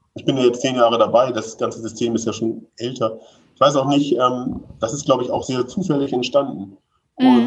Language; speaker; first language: German; native; German